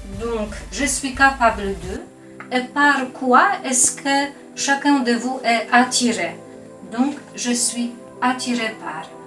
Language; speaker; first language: French; non-native, fluent; Polish